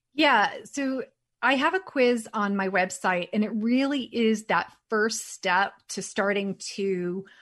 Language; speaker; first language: English; native; English